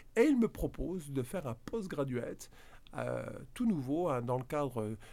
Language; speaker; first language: French; native; French